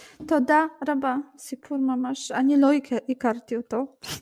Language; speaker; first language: Hebrew; non-native, fluent; Polish